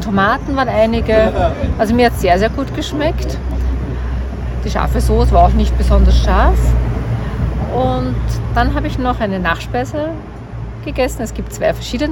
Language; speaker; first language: German; native; German